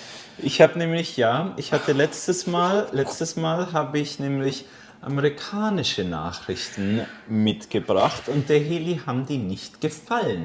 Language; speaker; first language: German; native; German